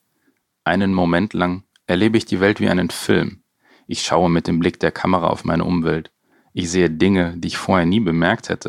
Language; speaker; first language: German; native; German